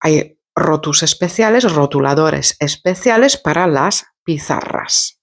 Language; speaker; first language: Spanish; non-native, fluent; Polish